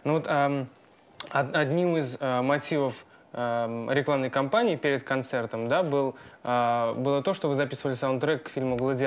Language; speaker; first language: Russian; native; Russian